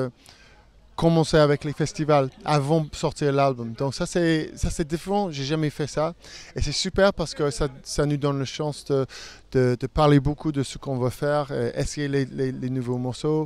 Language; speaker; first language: French; non-native, fluent; English